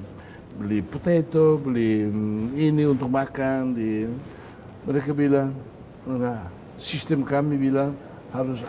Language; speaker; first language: Indonesian; non-native, fluent; Tetum